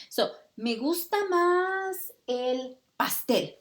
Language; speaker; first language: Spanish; early bilingual, heritage; Spanish